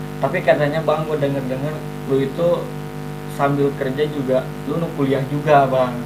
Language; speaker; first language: Indonesian; non-native, local second language; Sundanese